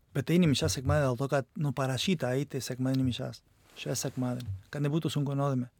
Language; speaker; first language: Lithuanian; non-native, fluent; Spanish